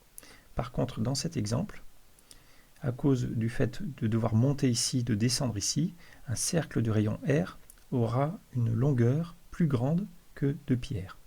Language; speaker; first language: French; native; French